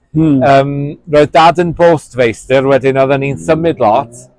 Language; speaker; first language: Welsh; native; Welsh